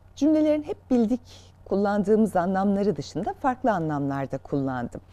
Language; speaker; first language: Turkish; native; Turkish